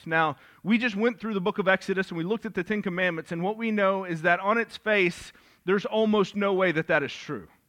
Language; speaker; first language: English; native; English